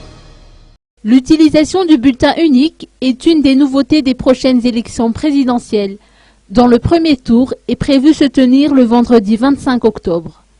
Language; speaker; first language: French; non-native, local second language; Malagasy